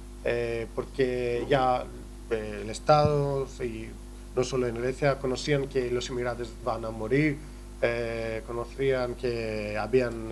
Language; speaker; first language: Spanish; non-native, learner; Greek